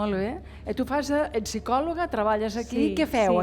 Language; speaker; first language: Catalan; native; Catalan